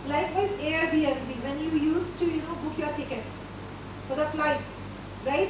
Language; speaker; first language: English; non-native, local second language; Hindi